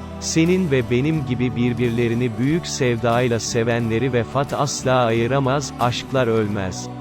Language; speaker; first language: Turkish; native; Turkish